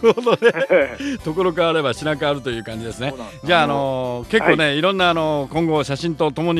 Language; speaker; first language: Japanese; native; Japanese